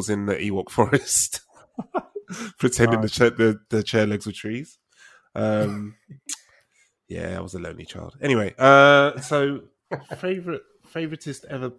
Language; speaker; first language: English; native; English